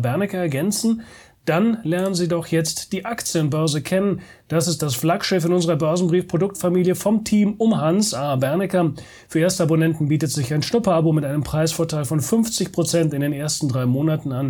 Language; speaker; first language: German; native; German